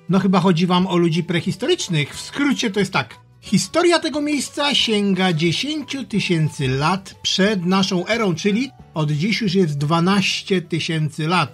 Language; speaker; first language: Polish; native; Polish